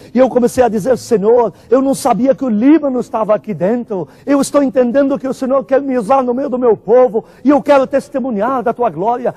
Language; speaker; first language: Portuguese; non-native, fluent; Arabic